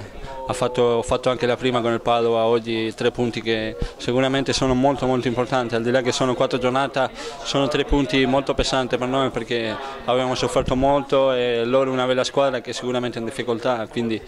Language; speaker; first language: Italian; non-native, fluent; Spanish